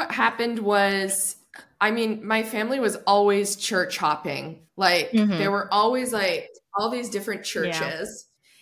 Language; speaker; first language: English; native; English